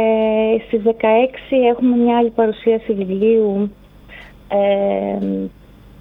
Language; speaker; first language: Greek; native; Greek